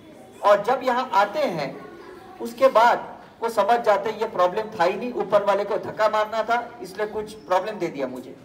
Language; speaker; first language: Hindi; native; Hindi